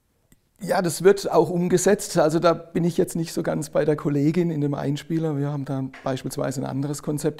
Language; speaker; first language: German; native; German